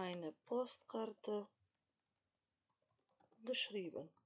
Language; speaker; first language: German; non-native, fluent; Macedonian